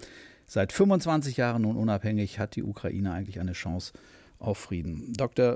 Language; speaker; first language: German; native; German